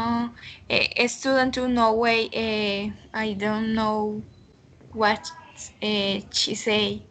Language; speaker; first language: English; non-native, learner; Spanish